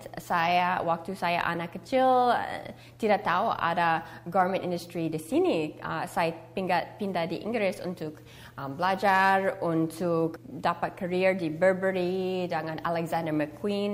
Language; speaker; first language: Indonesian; early bilingual, heritage; Indonesian